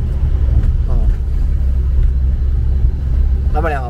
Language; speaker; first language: Chinese; native; Chinese